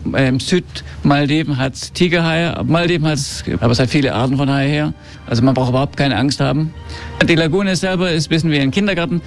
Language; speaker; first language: German; early bilingual, heritage; German